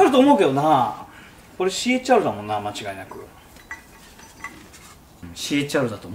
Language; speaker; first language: Japanese; native; Japanese